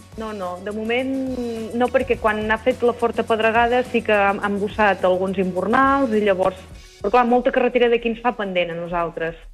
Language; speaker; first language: Catalan; native; Catalan